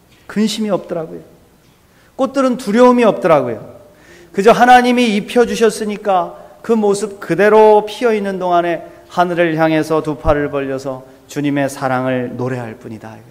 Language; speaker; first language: Korean; native; Korean